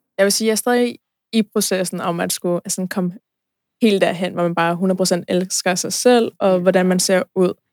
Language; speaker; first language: Danish; early bilingual, other home language; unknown